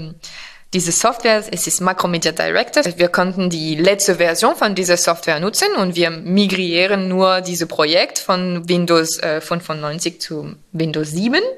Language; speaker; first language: German; non-native, fluent; French